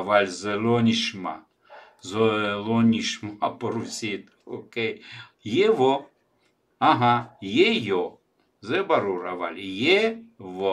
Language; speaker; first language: Hebrew; non-native, fluent; Russian